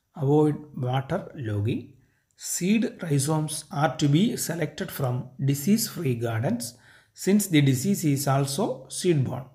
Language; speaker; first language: English; non-native, local second language; Malayalam